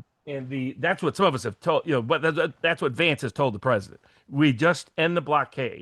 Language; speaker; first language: English; native; English